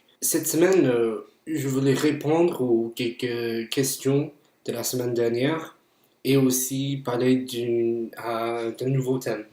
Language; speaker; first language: French; non-native, fluent; English